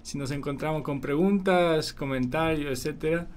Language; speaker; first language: Spanish; non-native, fluent; Polish